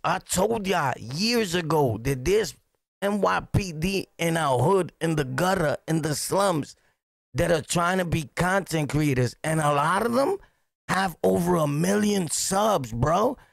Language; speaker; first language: English; early bilingual, other home language; Spanish